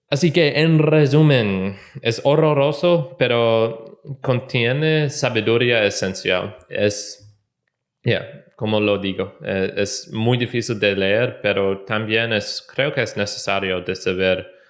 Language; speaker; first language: Spanish; non-native, learner; English